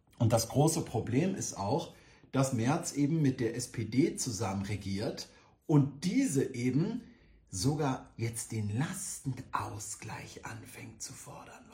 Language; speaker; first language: German; native; German